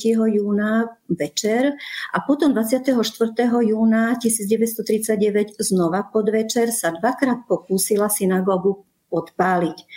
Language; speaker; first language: Slovak; native; Slovak